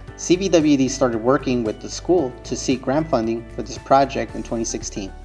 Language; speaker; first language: English; native; English